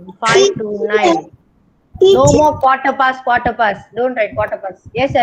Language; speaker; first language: English; non-native, local second language; Tamil